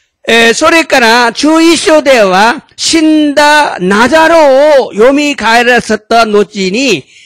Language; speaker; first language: Japanese; non-native, fluent; Korean